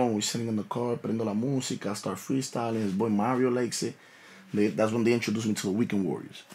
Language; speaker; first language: English; early bilingual, other home language; Spanish